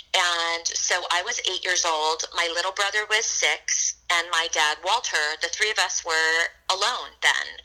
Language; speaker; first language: English; native; English